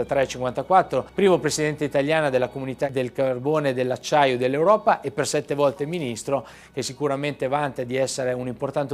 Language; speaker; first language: Italian; native; Italian